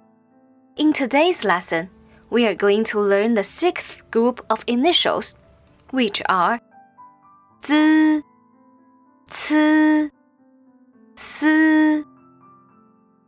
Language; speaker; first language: English; non-native, fluent; Chinese